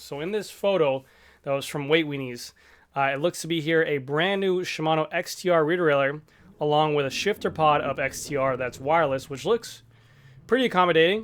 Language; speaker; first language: English; native; English